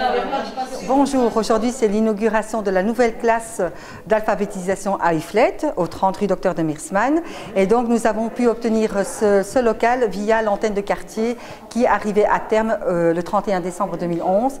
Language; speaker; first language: French; native; French